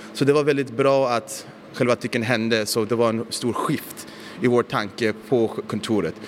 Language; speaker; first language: Swedish; non-native, fluent; English